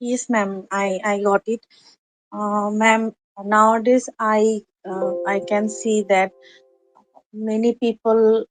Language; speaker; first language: English; non-native, learner; Bangla